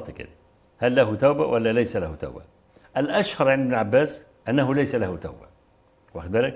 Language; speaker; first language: Arabic; native; Arabic